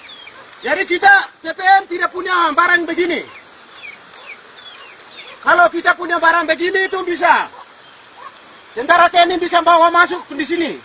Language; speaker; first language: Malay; non-native, local second language; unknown